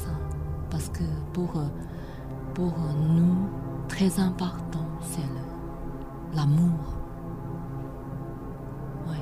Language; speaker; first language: French; non-native, learner; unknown